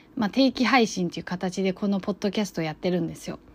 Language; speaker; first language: Japanese; non-native, fluent; Chinese